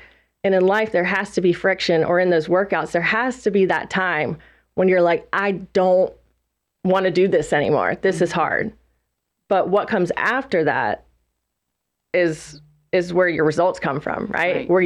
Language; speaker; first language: English; native; English